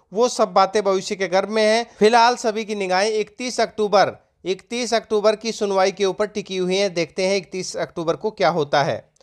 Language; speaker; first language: Hindi; native; Hindi